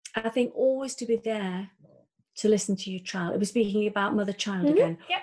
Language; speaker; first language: English; native; English